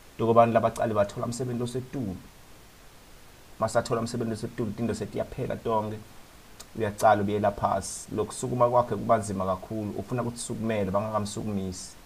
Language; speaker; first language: Zulu; non-native, local second language; Swati